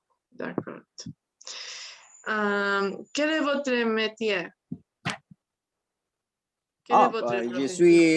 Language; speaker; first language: French; non-native, learner; Spanish